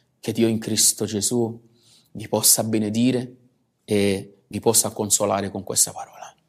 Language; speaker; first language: Italian; non-native, fluent; Portuguese